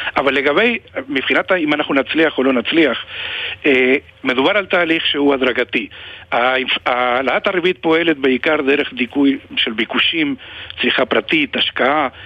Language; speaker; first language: Hebrew; non-native, fluent; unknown